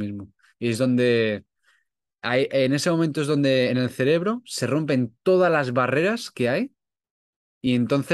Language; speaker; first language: Spanish; native; Spanish